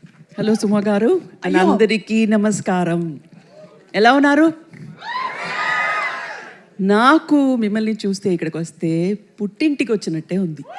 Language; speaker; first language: Telugu; non-native, fluent; Tamil